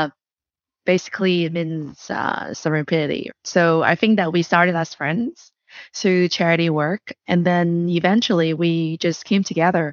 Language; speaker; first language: English; non-native, fluent; Chinese